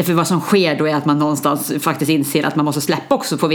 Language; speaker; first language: Swedish; native; Swedish